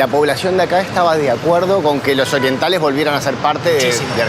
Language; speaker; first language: Spanish; native; Spanish